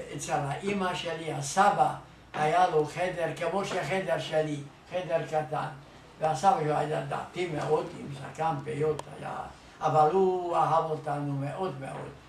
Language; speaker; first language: Hebrew; non-native, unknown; Hungarian